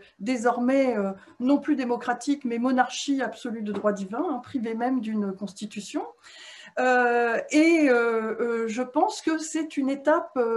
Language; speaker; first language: French; native; French